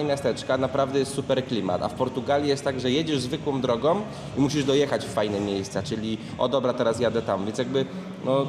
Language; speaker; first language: Polish; native; Polish